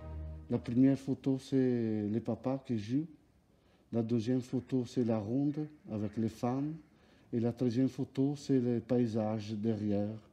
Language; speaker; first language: French; non-native, learner; Italian